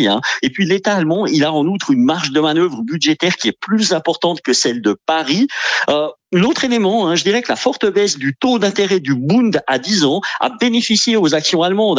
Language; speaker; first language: French; native; French